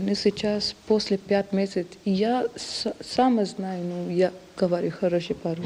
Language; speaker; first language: Russian; non-native, learner; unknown